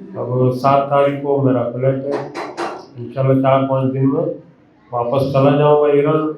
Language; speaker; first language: Hindi; non-native, fluent; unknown